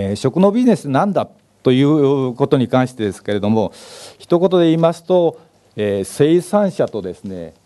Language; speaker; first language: Japanese; native; Japanese